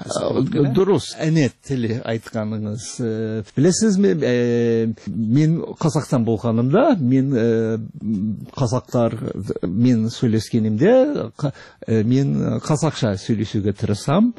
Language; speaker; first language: Kazakh; non-native, fluent; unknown